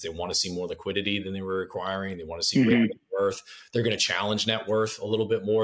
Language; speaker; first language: English; native; English